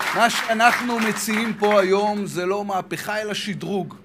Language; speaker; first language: Hebrew; native; Hebrew